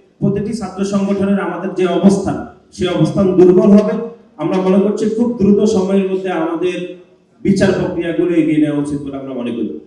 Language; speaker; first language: Bangla; native; Bangla